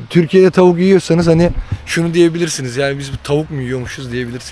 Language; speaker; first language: Turkish; native; Turkish